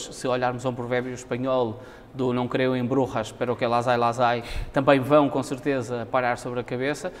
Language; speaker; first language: Portuguese; native; Portuguese